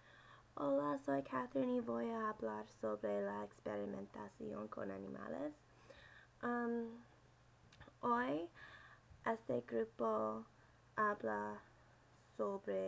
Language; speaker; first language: Spanish; non-native, learner; English